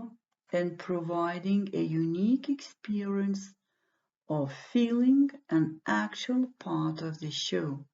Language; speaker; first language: English; non-native, fluent; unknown